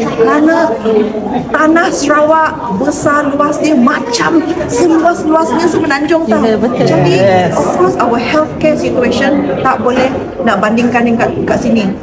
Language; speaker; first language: Malay; non-native, local second language; Chinese